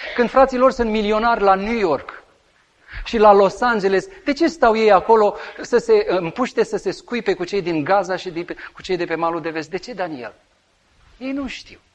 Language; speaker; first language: Romanian; native; Romanian